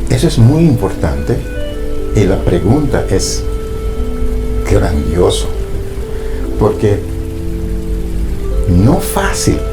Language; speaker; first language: Spanish; non-native, fluent; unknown